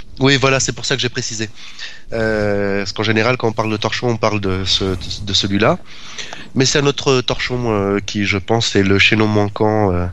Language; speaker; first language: French; native; French